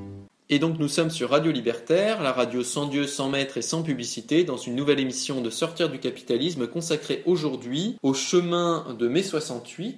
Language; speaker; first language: French; native; French